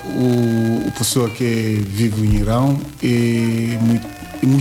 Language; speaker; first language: Portuguese; non-native, learner; Yoruba